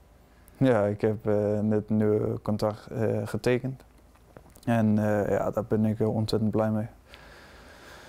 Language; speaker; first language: Dutch; non-native, fluent; Danish